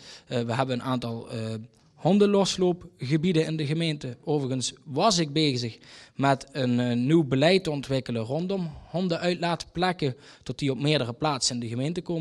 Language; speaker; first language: Dutch; native; Dutch